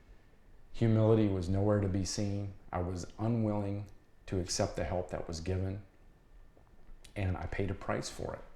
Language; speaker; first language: English; native; English